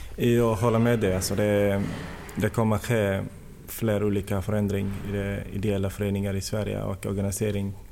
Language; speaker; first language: Swedish; non-native, fluent; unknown